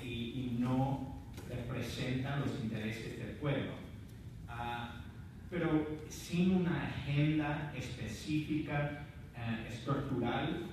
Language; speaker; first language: Spanish; non-native, fluent; English